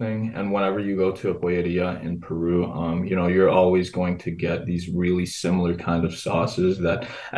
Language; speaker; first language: English; native; English